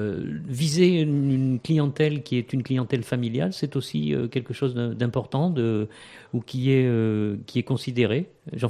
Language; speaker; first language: French; native; French